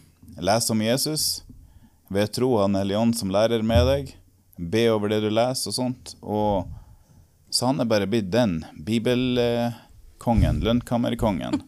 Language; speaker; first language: Norwegian; native; Norwegian